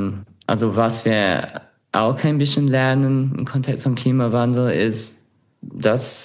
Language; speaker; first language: German; non-native, fluent; English